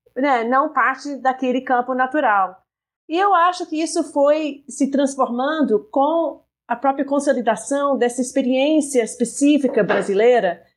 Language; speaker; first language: Portuguese; non-native, fluent; English